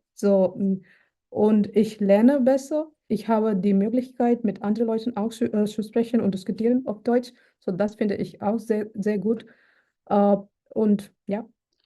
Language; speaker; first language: German; non-native, learner; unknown